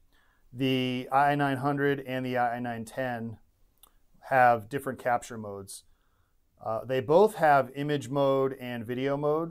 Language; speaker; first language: English; native; English